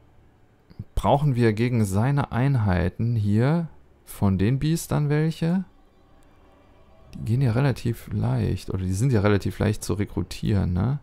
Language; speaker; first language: German; native; German